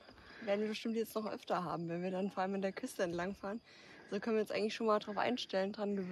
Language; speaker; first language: German; native; German